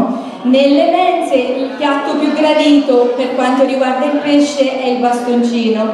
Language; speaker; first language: Italian; native; Italian